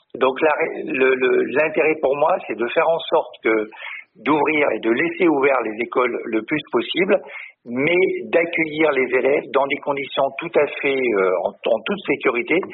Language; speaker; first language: French; native; French